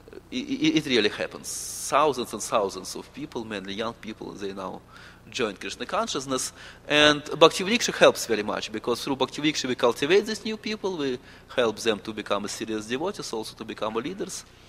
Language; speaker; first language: English; non-native, fluent; Russian